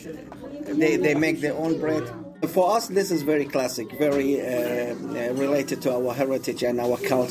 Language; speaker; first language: English; non-native, fluent; Assyrian Neo-Aramaic